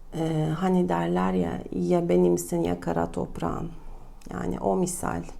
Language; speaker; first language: Turkish; non-native, fluent; Russian